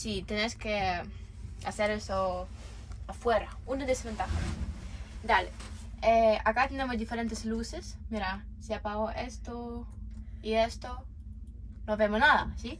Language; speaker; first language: Spanish; non-native, learner; Ukrainian